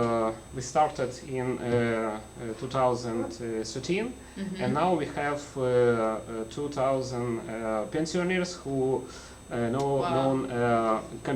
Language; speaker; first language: English; non-native, learner; Russian